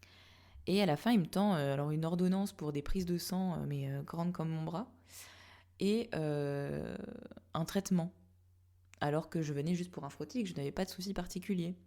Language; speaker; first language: French; native; French